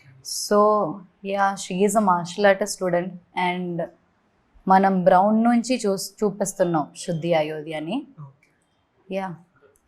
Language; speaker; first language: Telugu; non-native, learner; Malayalam